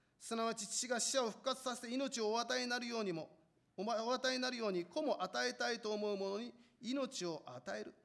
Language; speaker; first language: Japanese; non-native, fluent; Korean